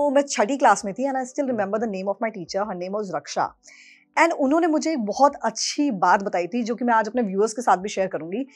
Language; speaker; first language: Hindi; native; Hindi